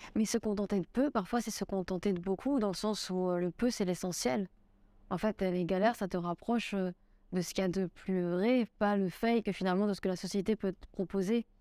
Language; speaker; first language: French; native; French